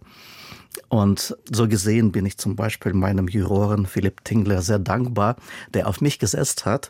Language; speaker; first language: German; non-native, fluent; Russian